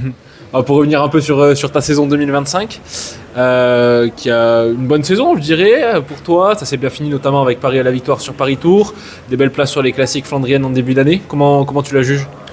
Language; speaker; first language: French; native; French